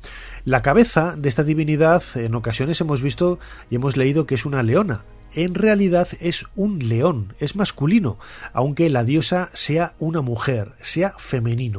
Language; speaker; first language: Spanish; native; Spanish